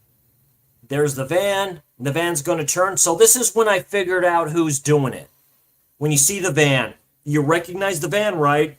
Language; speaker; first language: English; native; English